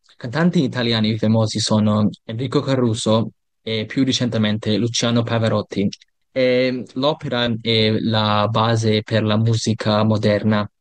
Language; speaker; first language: Italian; non-native, learner; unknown